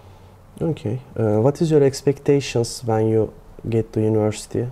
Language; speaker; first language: English; non-native, learner; Turkish